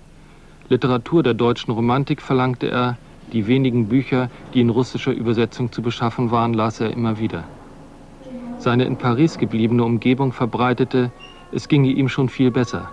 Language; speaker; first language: German; native; German